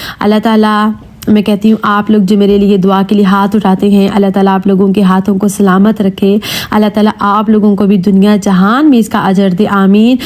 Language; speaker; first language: Urdu; native; Urdu